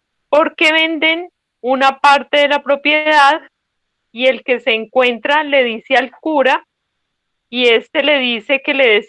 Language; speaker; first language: Spanish; native; Spanish